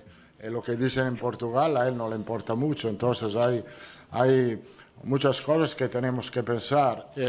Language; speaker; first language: Spanish; non-native, fluent; Italian